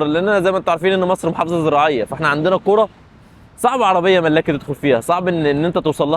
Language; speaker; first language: Arabic; native; Arabic